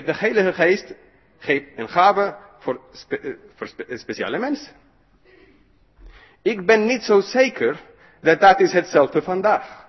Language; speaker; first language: Dutch; non-native, fluent; English